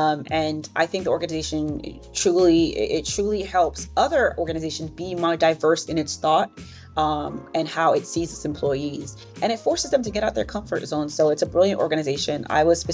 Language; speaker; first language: English; native; English